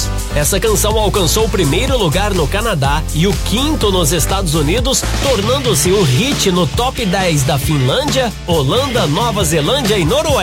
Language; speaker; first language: Portuguese; native; Portuguese